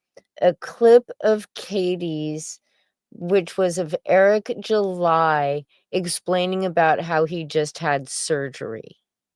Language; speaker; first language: English; native; English